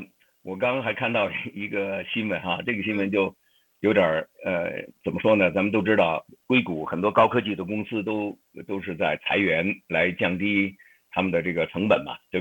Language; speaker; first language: Chinese; native; Chinese